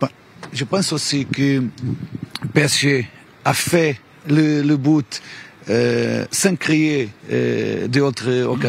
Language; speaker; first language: French; non-native, learner; Portuguese